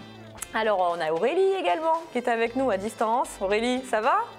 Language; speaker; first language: French; native; French